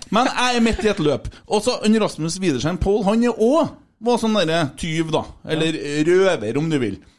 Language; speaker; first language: Norwegian; native; Norwegian